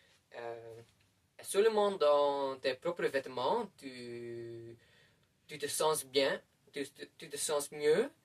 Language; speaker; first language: French; non-native, learner; Dutch